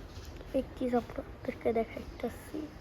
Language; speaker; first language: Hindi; non-native, learner; Bangla